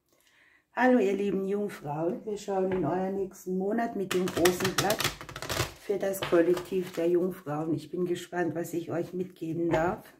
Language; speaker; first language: German; native; German